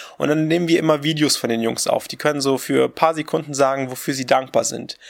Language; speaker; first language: German; early bilingual, other home language; Russian